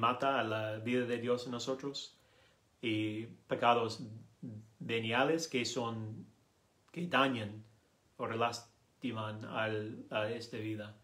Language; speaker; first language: Spanish; non-native, learner; English